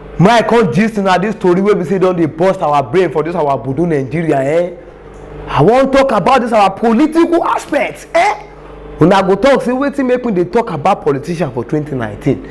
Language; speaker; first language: Nigerian Pidgin; non-native, local second language; Yoruba